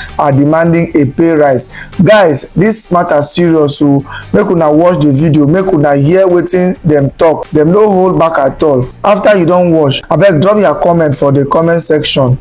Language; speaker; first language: Nigerian Pidgin; native; Nigerian Pidgin